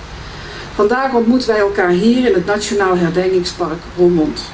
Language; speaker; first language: Dutch; native; Dutch